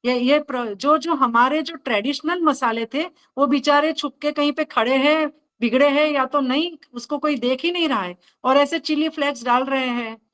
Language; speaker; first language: Hindi; non-native, local second language; Marathi